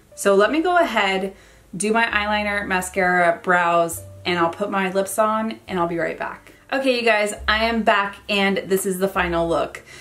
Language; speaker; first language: English; native; English